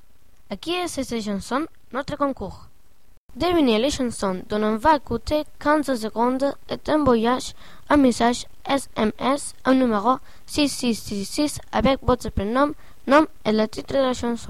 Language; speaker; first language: French; non-native, learner; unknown